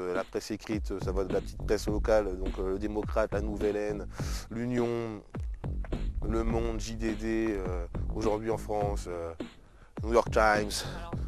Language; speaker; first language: French; native; French